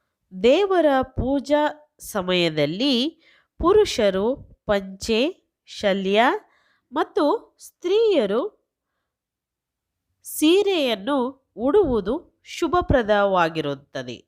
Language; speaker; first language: Kannada; native; Kannada